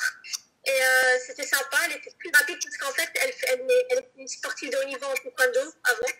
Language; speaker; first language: French; native; French